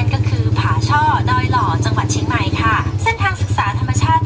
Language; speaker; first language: Thai; native; Thai